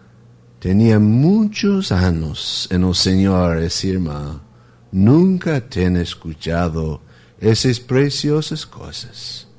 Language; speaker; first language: Spanish; non-native, fluent; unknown